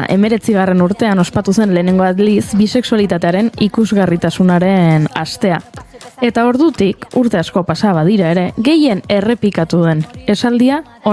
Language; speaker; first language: Basque; native; Basque